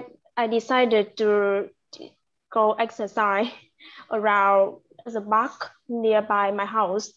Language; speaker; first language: English; non-native, learner; Vietnamese